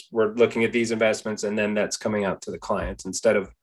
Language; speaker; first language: English; native; English